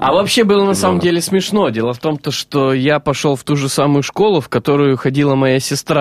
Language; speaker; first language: Russian; native; Russian